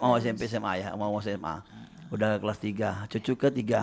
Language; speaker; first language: Indonesian; native; Indonesian